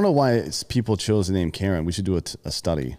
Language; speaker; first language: English; native; English